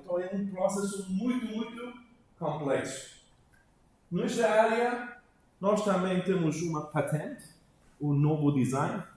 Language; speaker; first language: Portuguese; non-native, learner; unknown